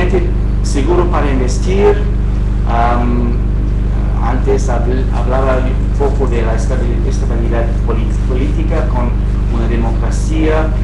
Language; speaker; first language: Spanish; non-native, fluent; English